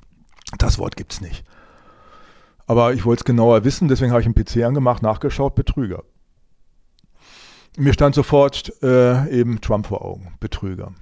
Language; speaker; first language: German; native; German